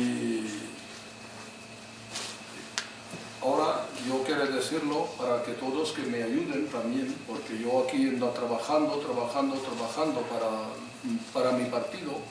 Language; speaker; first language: Spanish; non-native, learner; Urdu